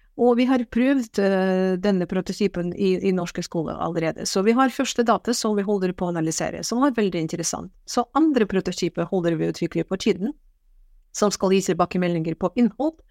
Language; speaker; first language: Norwegian; non-native, fluent; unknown